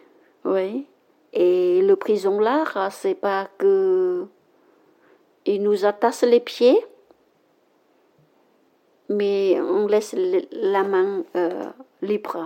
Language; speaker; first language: French; non-native, learner; Khmer